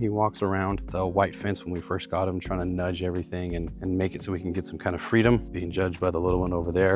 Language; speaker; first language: English; native; English